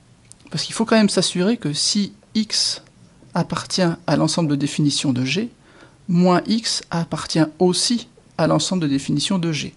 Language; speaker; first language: French; native; French